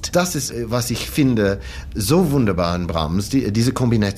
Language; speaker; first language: German; non-native, fluent; English